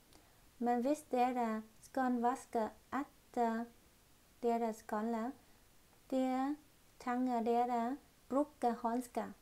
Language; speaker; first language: Norwegian; non-native, learner; Vietnamese